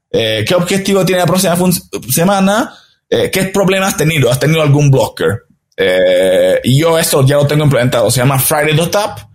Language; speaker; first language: Spanish; non-native, fluent; Italian